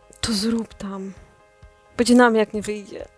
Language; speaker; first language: Polish; native; Polish